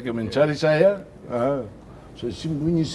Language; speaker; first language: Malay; non-native, fluent; Tetum